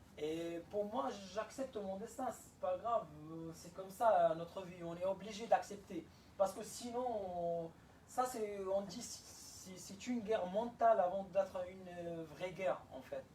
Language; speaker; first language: French; non-native, fluent; Arabic